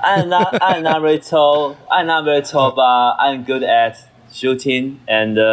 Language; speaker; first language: English; non-native, learner; Chinese